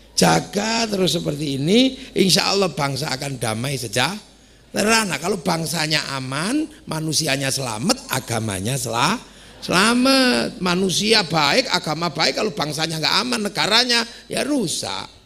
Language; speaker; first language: Indonesian; non-native, local second language; Javanese